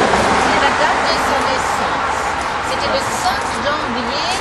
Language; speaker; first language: French; non-native, fluent; German